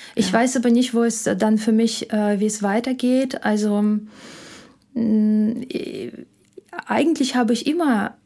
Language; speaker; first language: German; non-native, fluent; Ukrainian